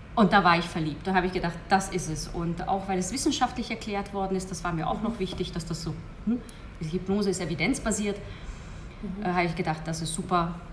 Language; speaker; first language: German; early bilingual, heritage; Hungarian